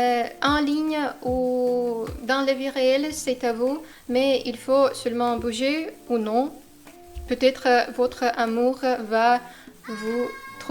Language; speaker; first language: French; non-native, fluent; Russian